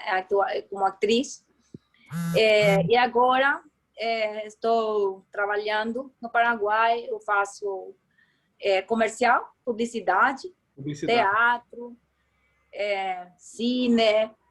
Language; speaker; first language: Portuguese; non-native, learner; Spanish